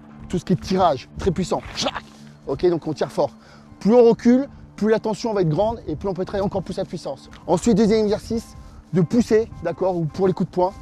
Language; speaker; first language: French; native; French